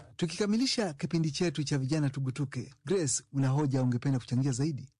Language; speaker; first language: Swahili; non-native, local second language; Ganda